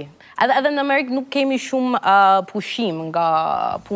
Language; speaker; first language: Albanian; non-native, learner; English